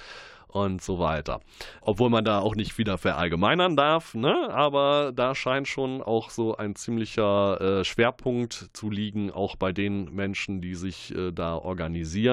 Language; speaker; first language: German; native; German